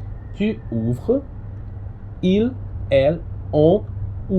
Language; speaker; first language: French; non-native, learner; Portuguese